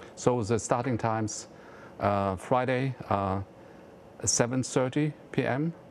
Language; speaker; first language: English; non-native, fluent; German